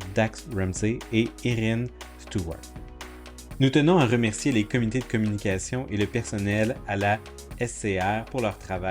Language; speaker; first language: French; native; French